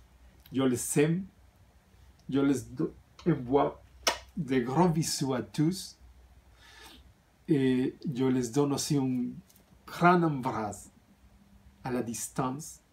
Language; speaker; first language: French; non-native, fluent; Spanish